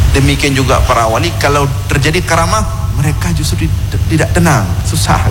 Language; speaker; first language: Malay; non-native, local second language; Achinese